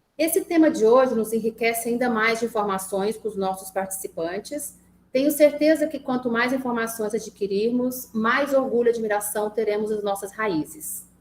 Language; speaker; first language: Portuguese; native; Portuguese